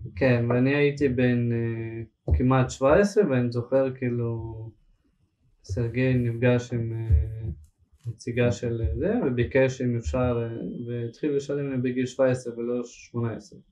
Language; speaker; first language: Hebrew; early bilingual, other home language; Ukrainian